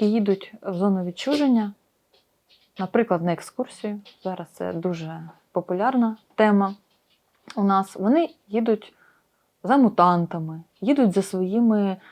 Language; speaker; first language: Ukrainian; native; Ukrainian